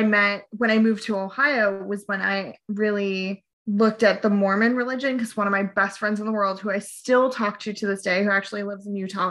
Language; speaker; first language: English; native; English